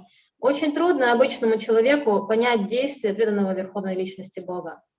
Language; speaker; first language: Russian; native; Russian